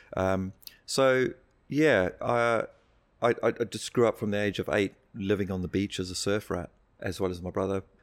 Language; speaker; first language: English; native; English